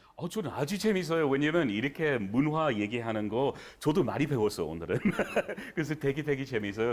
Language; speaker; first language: Korean; non-native, fluent; English